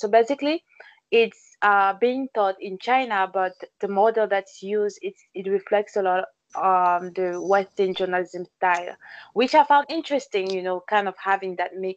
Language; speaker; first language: English; non-native, local second language; French